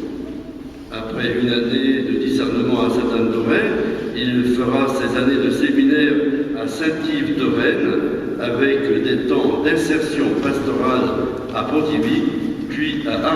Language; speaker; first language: French; native; French